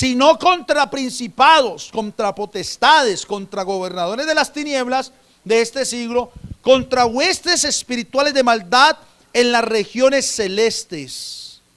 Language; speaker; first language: Spanish; native; Spanish